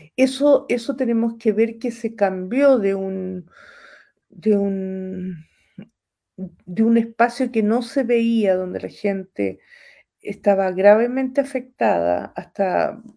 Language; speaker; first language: Spanish; native; Spanish